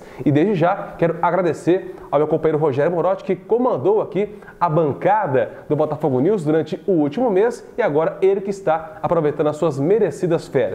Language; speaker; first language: Portuguese; native; Portuguese